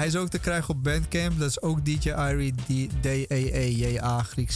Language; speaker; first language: Dutch; native; Dutch